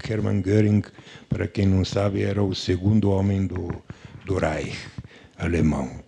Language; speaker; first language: Portuguese; non-native, fluent; Bulgarian